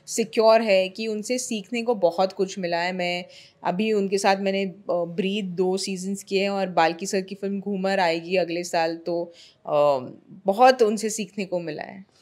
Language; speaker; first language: Hindi; non-native, local second language; Marathi